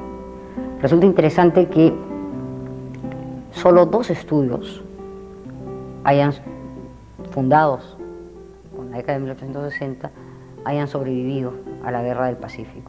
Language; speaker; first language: Spanish; native; Spanish